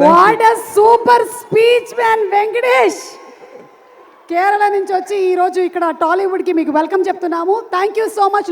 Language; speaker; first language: Telugu; native; Telugu